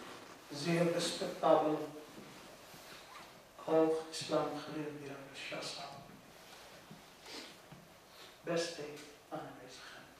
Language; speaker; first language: Dutch; non-native, fluent; Urdu